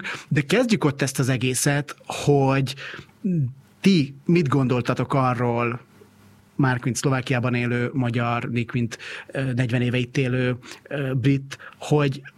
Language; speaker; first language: Hungarian; native; Hungarian